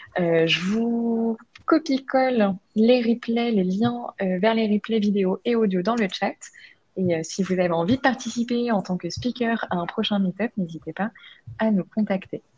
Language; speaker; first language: French; native; French